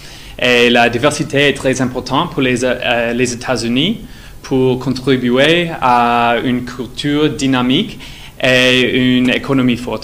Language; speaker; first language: French; non-native, fluent; English